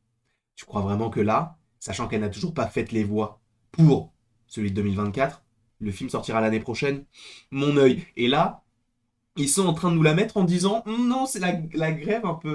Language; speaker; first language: French; native; French